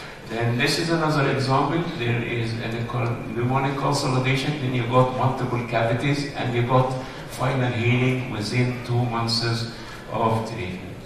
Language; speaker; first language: English; non-native, fluent; Arabic